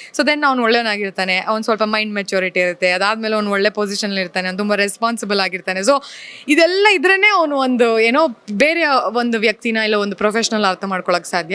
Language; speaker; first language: Kannada; native; Kannada